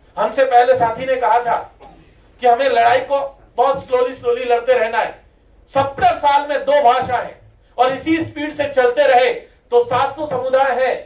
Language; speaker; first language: Hindi; non-native, local second language; Rajasthani